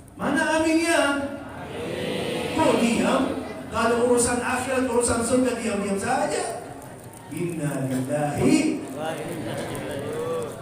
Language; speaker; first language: Malay; non-native, fluent; Arabic